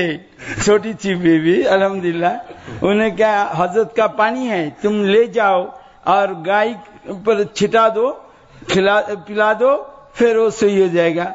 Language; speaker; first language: Hindi; non-native, learner; Bangla